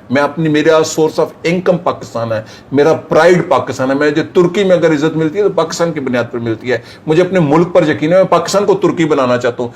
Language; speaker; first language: Urdu; non-native, local second language; Punjabi